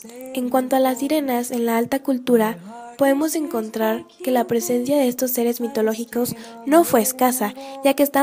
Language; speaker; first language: Spanish; native; Spanish